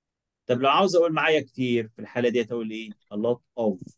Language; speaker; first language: Arabic; native; Arabic